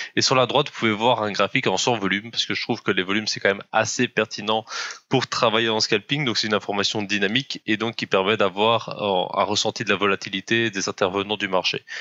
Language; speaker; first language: French; native; French